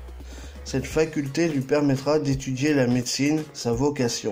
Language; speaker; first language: French; native; French